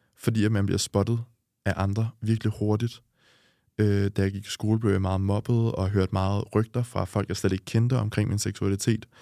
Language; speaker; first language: Danish; native; Danish